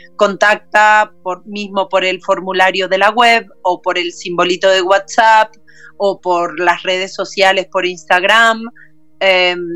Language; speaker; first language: Spanish; native; Spanish